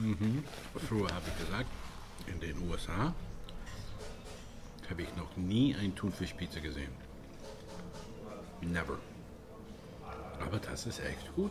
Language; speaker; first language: German; non-native, learner; English